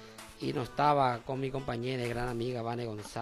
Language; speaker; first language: Spanish; native; Spanish